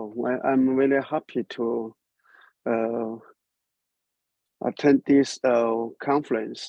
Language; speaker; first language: English; non-native, learner; Chinese